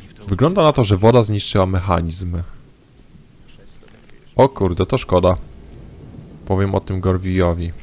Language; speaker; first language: Polish; native; Polish